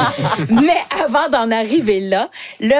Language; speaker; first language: French; native; French